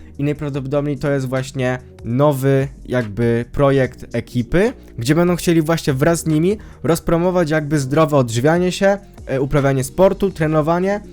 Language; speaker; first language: Polish; native; Polish